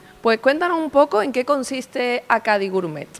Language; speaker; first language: Spanish; native; Spanish